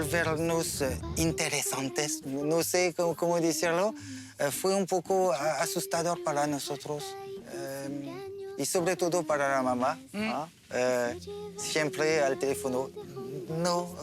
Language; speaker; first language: Spanish; non-native, learner; French